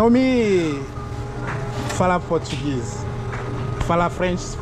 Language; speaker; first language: Portuguese; non-native, learner; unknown